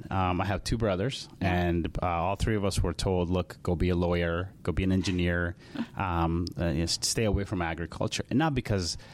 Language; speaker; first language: English; early bilingual, other home language; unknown